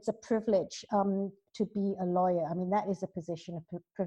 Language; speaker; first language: English; native; English